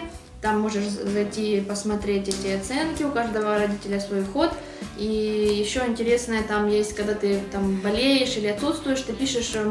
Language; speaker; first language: Russian; native; Russian